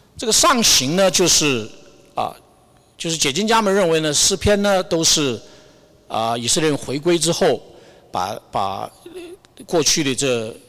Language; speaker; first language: Chinese; native; Chinese